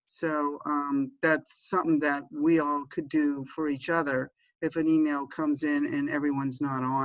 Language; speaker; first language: English; native; English